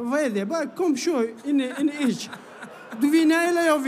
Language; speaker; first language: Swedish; non-native, fluent; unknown